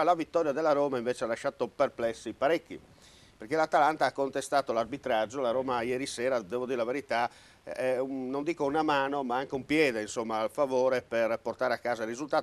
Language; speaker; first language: Italian; native; Italian